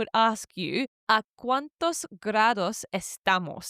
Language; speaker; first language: Spanish; non-native, learner; English